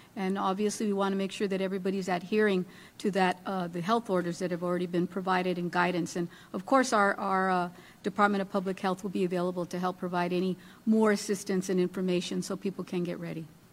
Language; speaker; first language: English; early bilingual, other home language; Spanish